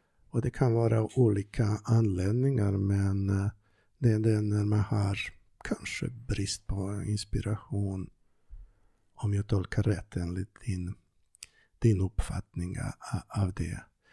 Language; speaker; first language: Swedish; non-native, fluent; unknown